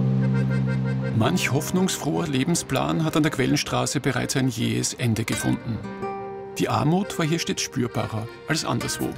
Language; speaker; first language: German; native; German